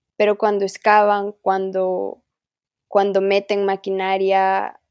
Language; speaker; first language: Spanish; non-native, local second language; Quechua